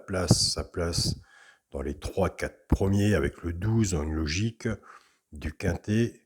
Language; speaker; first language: French; native; French